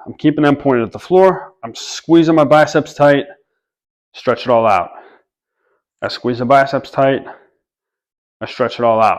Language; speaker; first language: English; native; English